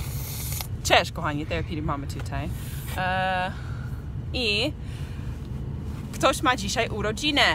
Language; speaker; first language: Polish; early bilingual, heritage; Polish